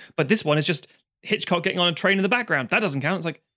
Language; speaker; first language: English; native; English